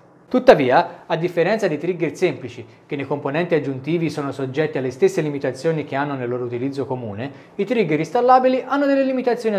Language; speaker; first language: Italian; native; Italian